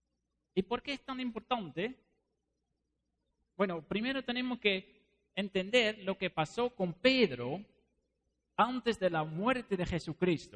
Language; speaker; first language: Spanish; non-native, fluent; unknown